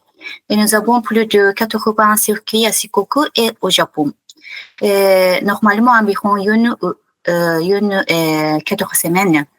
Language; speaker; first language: French; non-native, fluent; Japanese